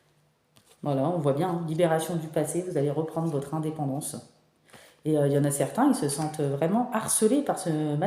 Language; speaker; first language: French; native; French